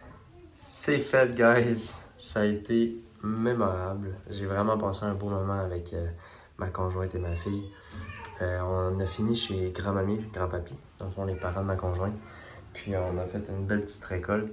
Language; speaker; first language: French; native; French